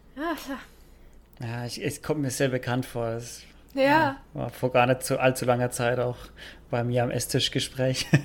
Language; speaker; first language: German; native; German